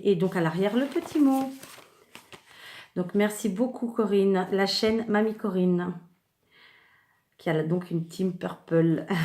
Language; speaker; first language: French; native; French